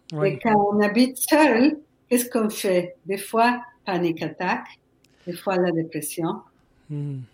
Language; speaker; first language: French; non-native, fluent; Spanish